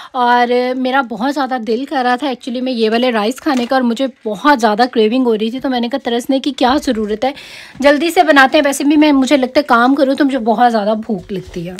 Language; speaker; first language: Urdu; native; Urdu